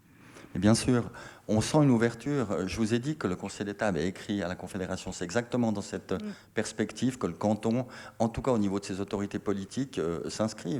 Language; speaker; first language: French; native; French